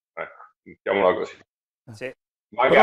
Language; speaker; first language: Italian; native; Italian